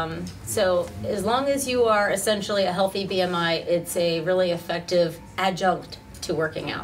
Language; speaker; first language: English; native; English